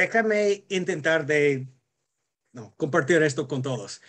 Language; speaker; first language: Spanish; non-native, fluent; English